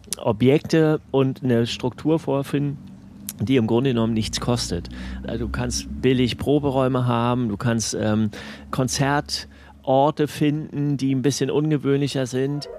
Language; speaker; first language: German; native; German